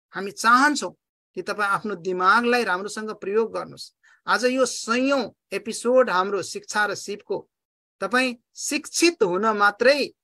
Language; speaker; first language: Nepali; non-native, local second language; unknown